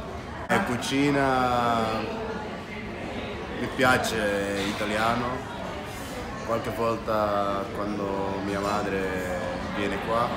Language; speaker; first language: Italian; non-native, learner; Dutch